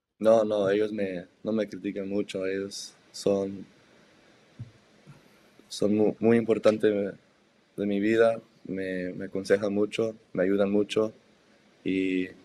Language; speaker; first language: Spanish; early bilingual, heritage; Spanish